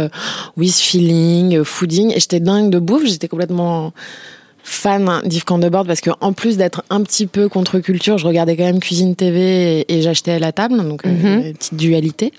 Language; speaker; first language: French; native; French